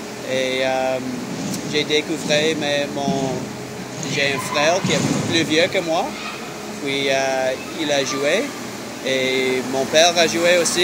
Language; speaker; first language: French; non-native, learner; English